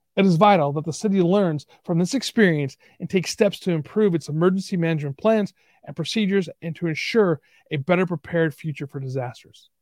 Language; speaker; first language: English; native; English